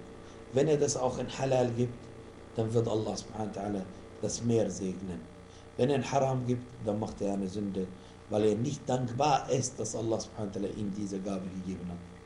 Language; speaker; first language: German; non-native, fluent; Arabic